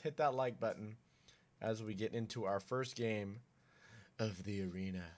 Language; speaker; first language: English; native; English